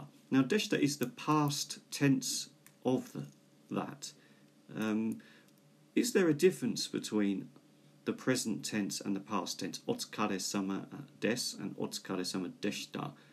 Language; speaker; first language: English; native; English